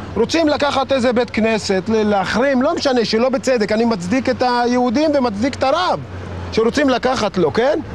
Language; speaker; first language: Hebrew; non-native, local second language; Arabic